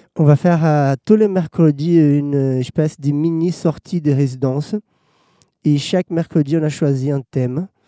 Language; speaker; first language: French; non-native, fluent; Portuguese